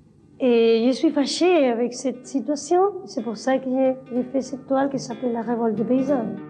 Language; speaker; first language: French; non-native, learner; Spanish